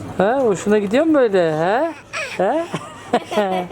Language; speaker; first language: Turkish; native; Turkish